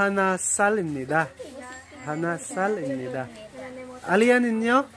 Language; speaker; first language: Korean; non-native, learner; Cebuano